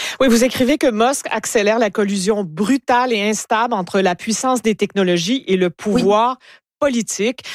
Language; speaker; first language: French; native; French